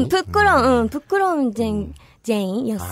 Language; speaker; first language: Korean; non-native, learner; Japanese